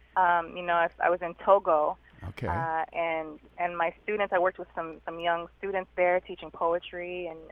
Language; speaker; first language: English; native; English